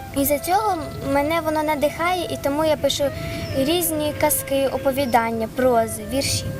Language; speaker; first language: Ukrainian; non-native, local second language; Russian